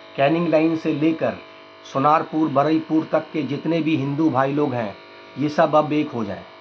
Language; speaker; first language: Hindi; non-native, local second language; Bangla